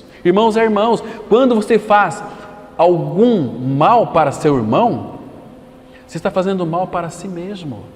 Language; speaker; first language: Portuguese; native; Portuguese